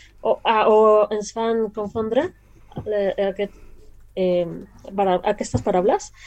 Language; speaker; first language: Catalan; non-native, learner; Spanish